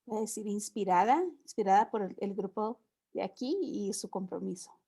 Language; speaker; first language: Spanish; early bilingual, heritage; Spanish